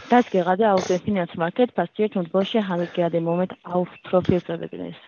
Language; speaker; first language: German; non-native, learner; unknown